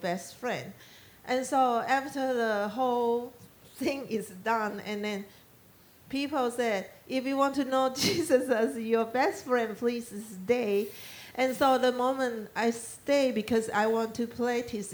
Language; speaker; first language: English; non-native, learner; Chinese